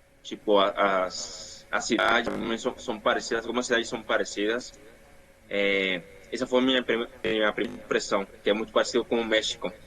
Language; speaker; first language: Portuguese; non-native, fluent; Spanish